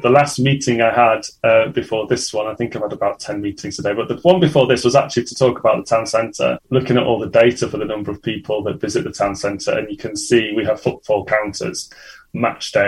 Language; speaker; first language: English; native; English